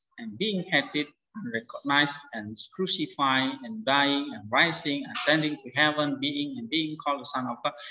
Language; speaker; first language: English; non-native, fluent; Indonesian